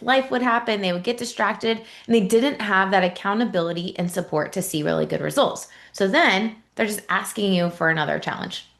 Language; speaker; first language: English; native; English